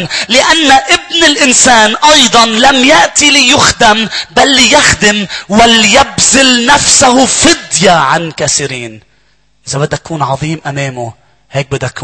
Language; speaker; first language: Arabic; native; Arabic